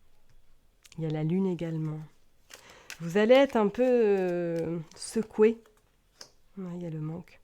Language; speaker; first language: French; native; French